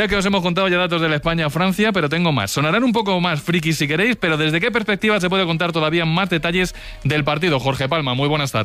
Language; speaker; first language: Spanish; native; Spanish